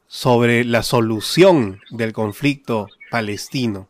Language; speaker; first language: Spanish; native; Spanish